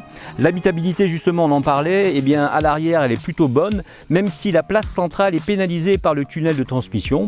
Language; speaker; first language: French; native; French